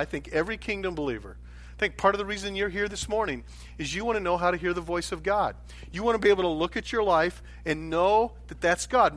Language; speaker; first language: English; native; English